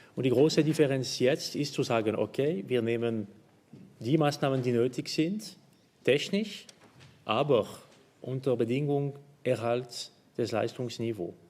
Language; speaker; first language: German; non-native, local second language; French